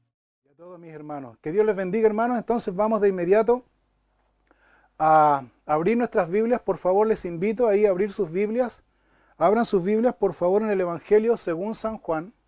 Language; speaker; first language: Spanish; native; Spanish